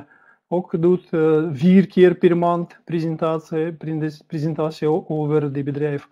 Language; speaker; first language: Dutch; non-native, learner; Russian